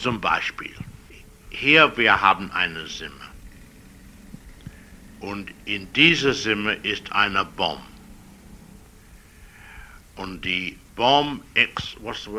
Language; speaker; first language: German; non-native, learner; English